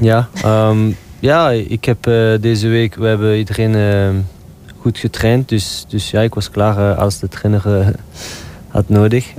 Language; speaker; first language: Dutch; non-native, local second language; French